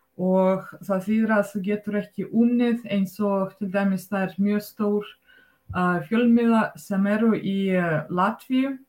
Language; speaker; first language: Icelandic; non-native, fluent; Russian